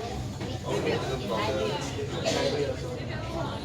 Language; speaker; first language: English; non-native, learner; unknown